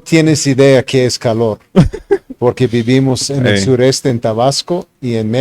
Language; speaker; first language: Spanish; non-native, fluent; English